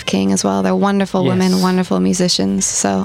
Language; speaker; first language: English; native; English